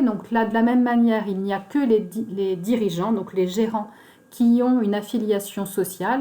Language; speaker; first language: French; native; French